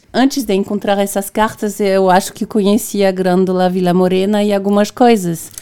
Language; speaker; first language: Portuguese; non-native, fluent; French